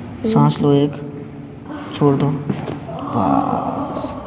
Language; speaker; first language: Hindi; native; Hindi